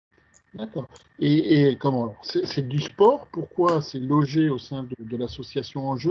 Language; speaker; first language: French; native; French